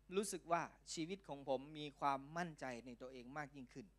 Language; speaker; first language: Thai; non-native, local second language; Lao